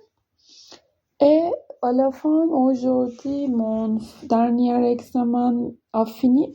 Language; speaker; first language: French; non-native, learner; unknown